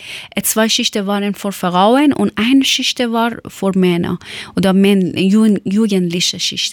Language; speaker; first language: German; non-native, learner; Persian